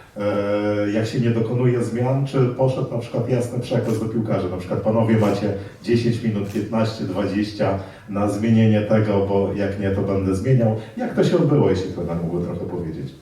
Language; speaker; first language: Polish; native; Polish